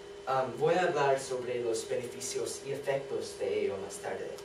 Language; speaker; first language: Spanish; non-native, learner; English